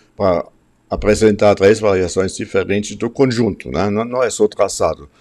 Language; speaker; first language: Portuguese; non-native, fluent; German